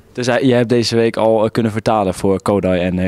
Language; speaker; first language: Dutch; native; Dutch